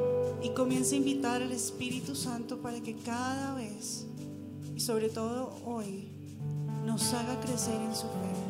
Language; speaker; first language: Spanish; native; Spanish